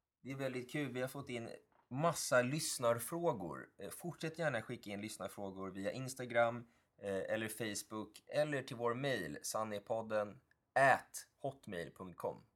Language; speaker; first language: Swedish; native; Swedish